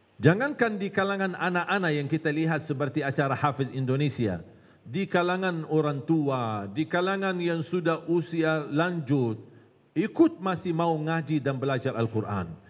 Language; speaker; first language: Indonesian; non-native, fluent; Arabic